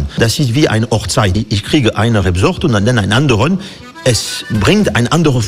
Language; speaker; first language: German; non-native, fluent; French